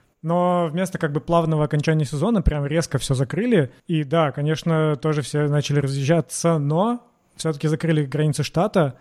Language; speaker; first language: Russian; native; Russian